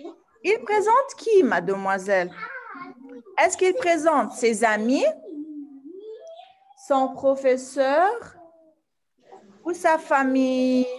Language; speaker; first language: French; non-native, fluent; Arabic